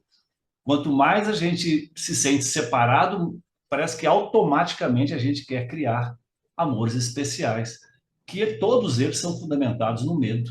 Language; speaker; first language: Portuguese; native; Portuguese